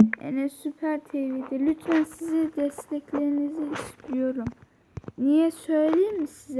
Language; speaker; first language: Turkish; early bilingual, heritage; Turkish